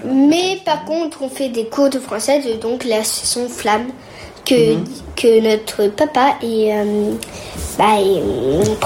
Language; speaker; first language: French; early bilingual, heritage; French